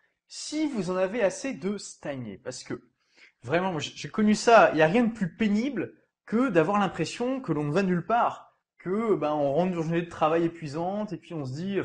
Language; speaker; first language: French; native; French